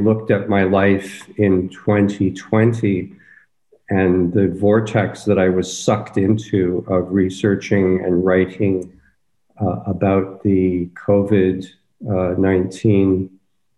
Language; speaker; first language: English; native; English